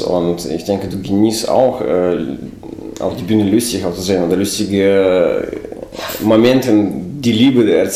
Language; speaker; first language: German; non-native, fluent; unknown